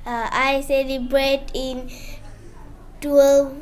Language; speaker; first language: English; non-native, learner; Bangla